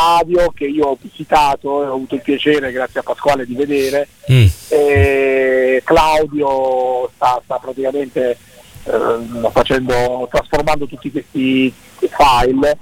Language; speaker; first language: Italian; native; Italian